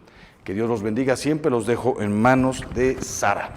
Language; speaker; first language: Spanish; native; Spanish